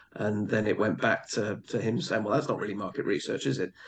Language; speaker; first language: English; native; English